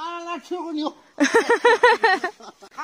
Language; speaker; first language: Chinese; native; Chinese